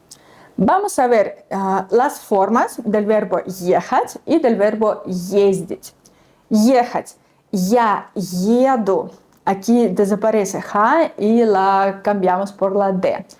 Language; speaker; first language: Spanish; non-native, fluent; Russian